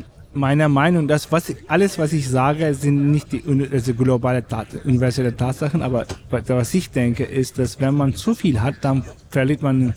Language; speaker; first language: German; non-native, fluent; Turkish